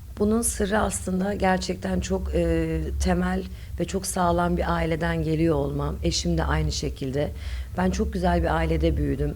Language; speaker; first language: Turkish; early bilingual, heritage; Turkish